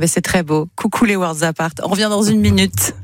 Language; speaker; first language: French; native; French